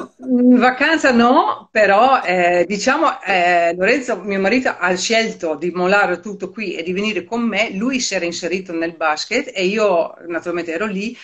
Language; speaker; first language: Italian; non-native, fluent; Dutch